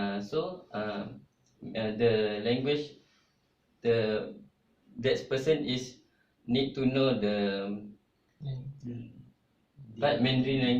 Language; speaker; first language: English; non-native, local second language; Malay